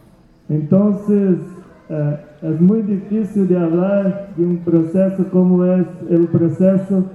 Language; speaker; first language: Spanish; non-native, fluent; Portuguese